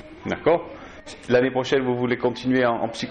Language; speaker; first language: French; native; French